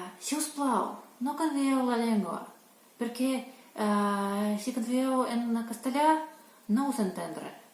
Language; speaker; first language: Catalan; non-native, learner; Russian